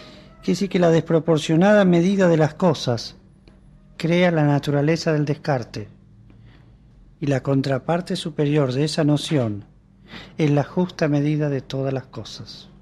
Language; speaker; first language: Spanish; native; Spanish